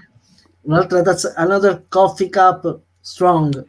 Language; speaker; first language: English; non-native, learner; Italian